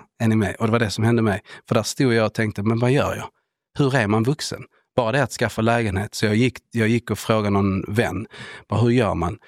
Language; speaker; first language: Swedish; early bilingual, other home language; Spanish